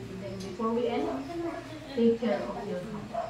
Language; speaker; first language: English; non-native, local second language; Filipino